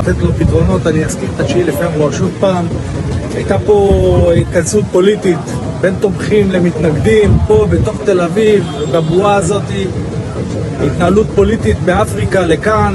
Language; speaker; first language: Hebrew; native; Hebrew